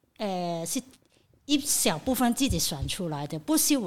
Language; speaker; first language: Chinese; non-native, fluent; Cantonese